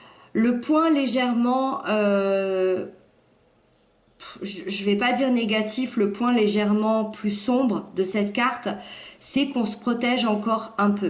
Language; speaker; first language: French; native; French